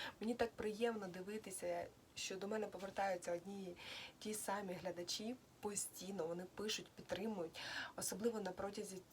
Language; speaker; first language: Ukrainian; non-native, local second language; Russian